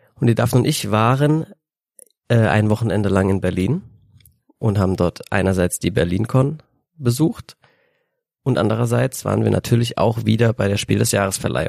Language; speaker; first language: German; native; German